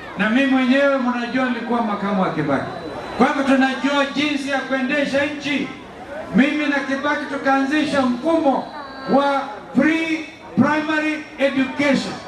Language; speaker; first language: Swahili; non-native, local second language; Kamba